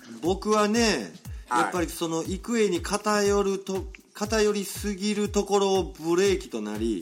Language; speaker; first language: Japanese; native; Japanese